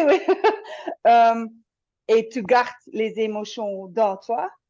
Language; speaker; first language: French; non-native, fluent; Dutch